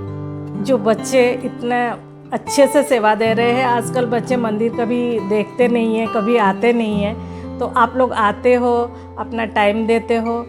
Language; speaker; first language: Hindi; non-native, local second language; Odia